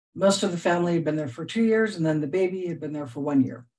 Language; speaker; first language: English; native; English